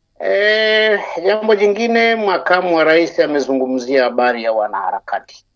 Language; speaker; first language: Swahili; non-native, local second language; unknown